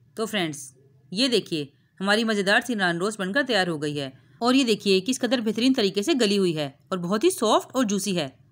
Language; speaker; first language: Urdu; native; Urdu